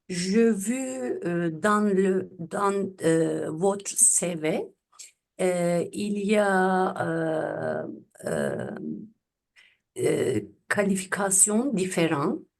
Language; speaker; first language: French; non-native, learner; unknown